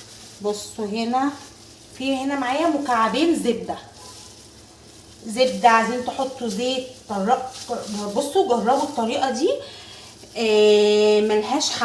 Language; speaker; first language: Arabic; native; Arabic